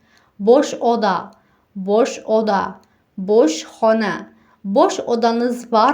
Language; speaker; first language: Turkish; non-native, fluent; Uzbek